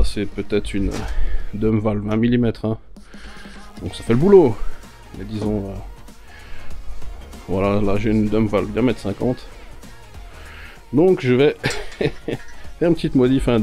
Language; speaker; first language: French; native; French